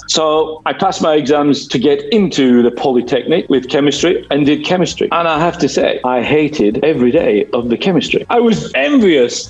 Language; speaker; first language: English; native; English